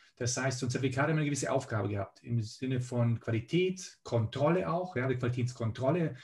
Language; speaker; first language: German; early bilingual, other home language; Serbian